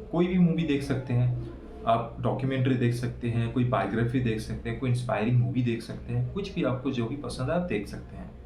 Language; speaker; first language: Hindi; non-native, local second language; Santali